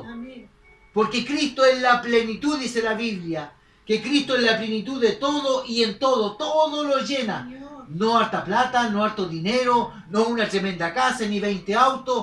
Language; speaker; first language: Spanish; native; Spanish